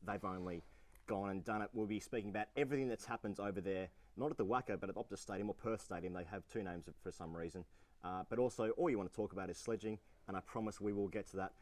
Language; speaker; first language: English; native; English